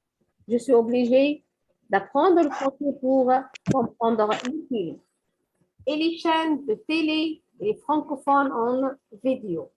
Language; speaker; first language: French; non-native, fluent; Arabic